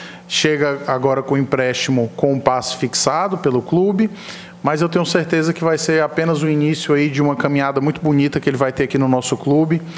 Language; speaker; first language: Portuguese; native; Portuguese